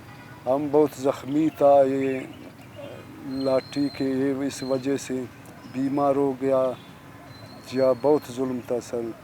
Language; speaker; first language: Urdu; non-native, local second language; Baluchi